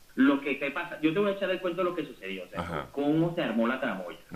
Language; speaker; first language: Spanish; native; Spanish